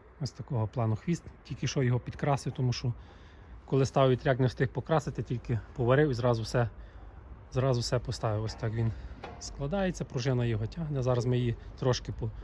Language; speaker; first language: Ukrainian; native; Ukrainian